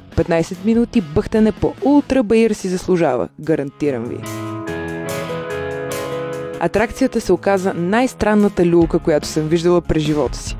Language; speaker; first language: Bulgarian; native; Bulgarian